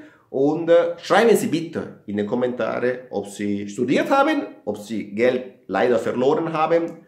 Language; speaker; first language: German; non-native, fluent; Italian